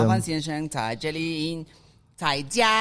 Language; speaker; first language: Chinese; non-native, learner; Spanish